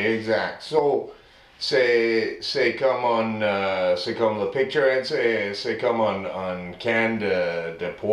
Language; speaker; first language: French; non-native, learner; English